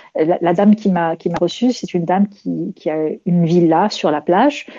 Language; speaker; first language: French; non-native, local second language; Arabic